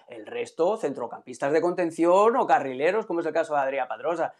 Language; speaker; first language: Spanish; native; Spanish